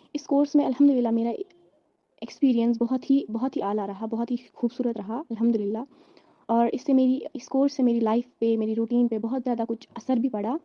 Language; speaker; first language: Urdu; native; Urdu